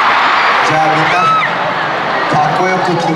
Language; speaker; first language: Japanese; non-native, fluent; Korean